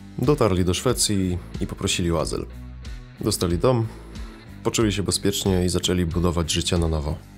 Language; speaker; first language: Polish; early bilingual, other home language; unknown